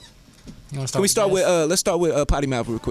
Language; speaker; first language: English; native; English